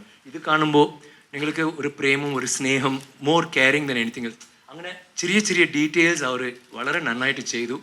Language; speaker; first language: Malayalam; non-native, learner; Tamil